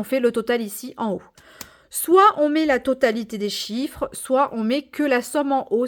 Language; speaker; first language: French; native; French